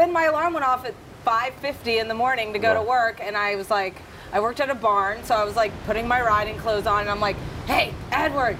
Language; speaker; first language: English; native; English